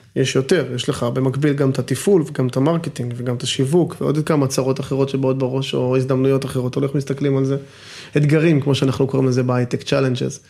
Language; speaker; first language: Hebrew; native; Hebrew